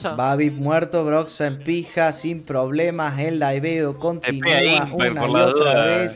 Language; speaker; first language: Spanish; native; Spanish